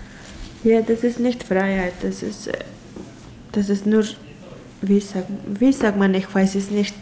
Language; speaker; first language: German; non-native, learner; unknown